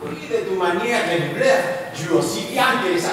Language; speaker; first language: French; non-native, learner; Spanish